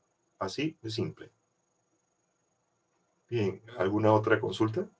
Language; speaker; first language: Spanish; native; Spanish